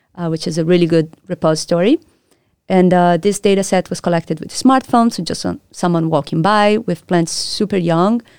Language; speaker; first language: English; non-native, fluent; Portuguese